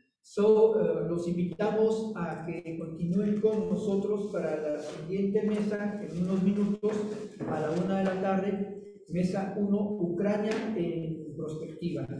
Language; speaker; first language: Spanish; native; Spanish